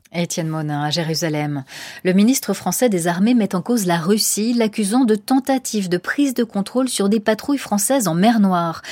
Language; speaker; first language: French; native; French